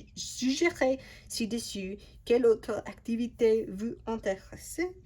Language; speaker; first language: French; non-native, learner; English